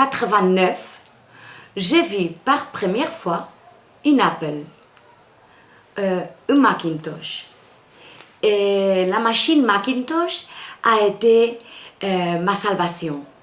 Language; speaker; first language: French; non-native, learner; Spanish